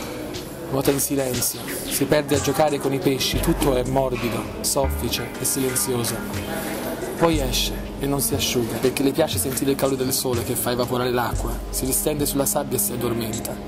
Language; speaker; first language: Italian; native; Italian